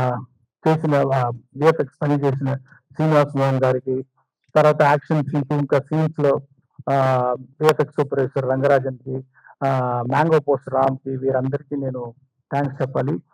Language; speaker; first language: Telugu; non-native, fluent; Tamil